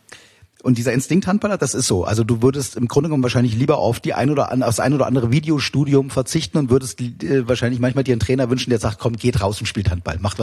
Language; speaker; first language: German; native; German